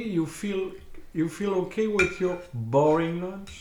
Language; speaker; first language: English; non-native, learner; French